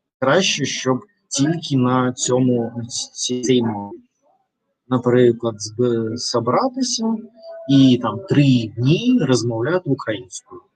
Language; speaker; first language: Ukrainian; non-native, learner; Russian